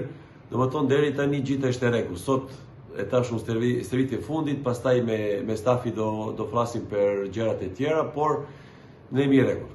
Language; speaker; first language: Albanian; non-native, learner; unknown